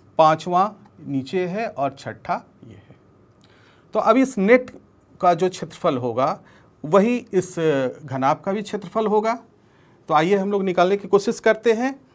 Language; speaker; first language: Hindi; native; Hindi